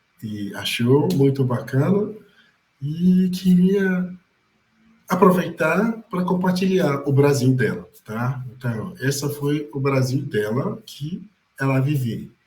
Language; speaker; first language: Portuguese; non-native, fluent; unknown